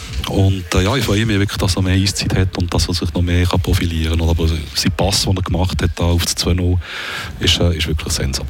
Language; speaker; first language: German; native; German